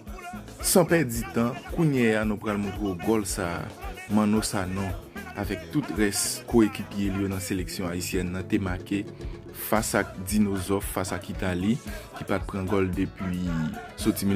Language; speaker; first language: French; non-native, learner; Haitian Creole